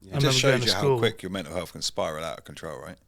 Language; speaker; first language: English; native; English